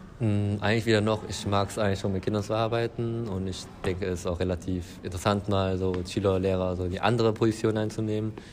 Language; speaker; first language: German; native; German